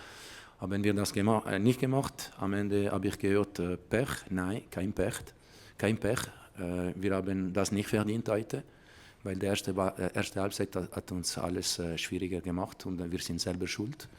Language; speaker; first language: German; non-native, fluent; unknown